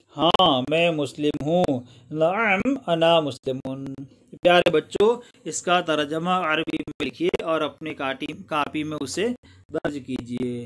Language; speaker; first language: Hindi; non-native, local second language; Gujarati